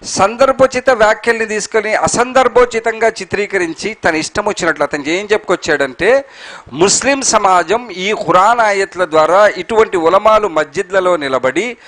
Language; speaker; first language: Telugu; non-native, local second language; Urdu